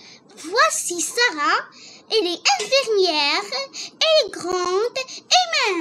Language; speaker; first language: French; non-native, learner; Arabic